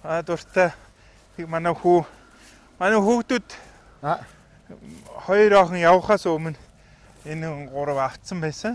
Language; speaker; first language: Mongolian; non-native, fluent; English